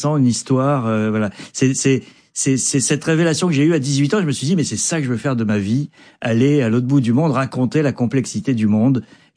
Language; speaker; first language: French; native; French